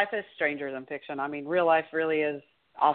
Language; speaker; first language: English; native; English